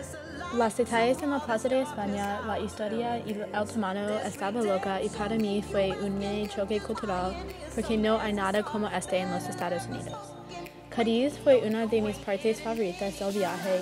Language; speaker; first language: Spanish; non-native, learner; English